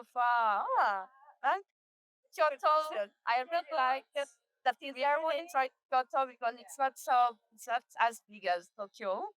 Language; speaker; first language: English; non-native, learner; French